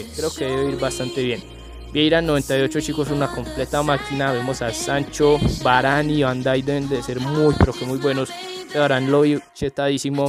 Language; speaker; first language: Spanish; native; Spanish